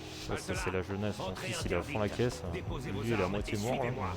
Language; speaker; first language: French; native; French